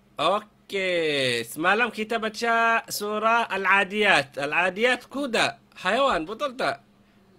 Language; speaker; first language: Malay; non-native, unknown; Arabic